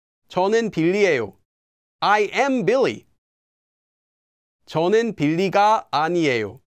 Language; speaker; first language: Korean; non-native, fluent; English